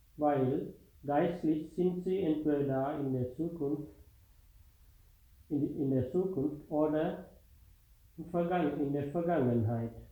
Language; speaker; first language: German; non-native, fluent; Sinhala